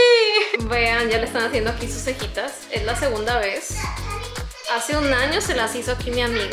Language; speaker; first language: Spanish; native; Spanish